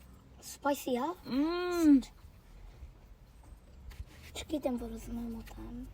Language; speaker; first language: Armenian; early bilingual, heritage; Armenian